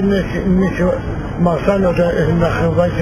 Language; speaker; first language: German; non-native, learner; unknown